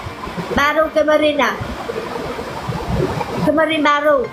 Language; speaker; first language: Indonesian; non-native, learner; Vietnamese